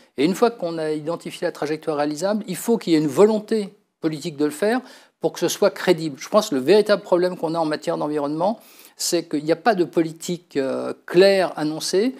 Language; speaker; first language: French; native; French